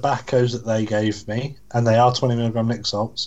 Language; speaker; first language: English; native; English